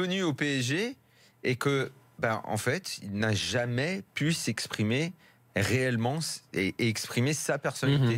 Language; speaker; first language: French; native; French